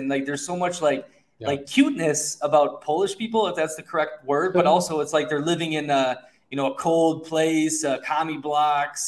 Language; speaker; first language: English; native; English